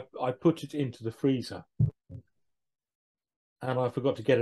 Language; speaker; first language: English; native; English